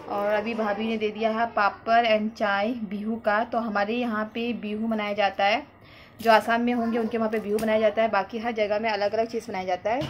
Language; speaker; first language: Hindi; non-native, local second language; Nepali